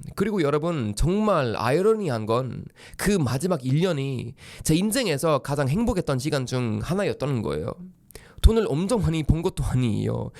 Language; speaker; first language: Korean; non-native, fluent; Swedish